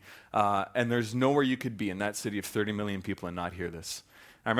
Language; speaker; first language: English; native; English